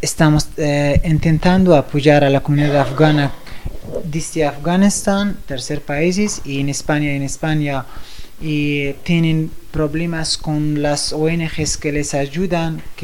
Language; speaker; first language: Spanish; non-native, fluent; Persian